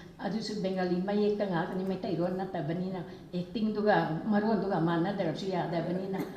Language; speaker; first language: Manipuri; non-native, local second language; Rongmei Naga